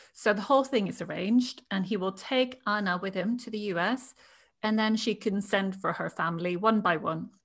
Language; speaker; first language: English; native; English